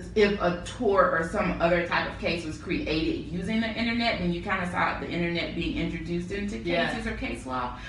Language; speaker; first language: English; native; English